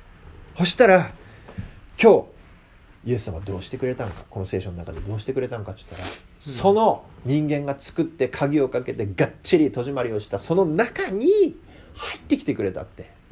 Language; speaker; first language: Japanese; native; Japanese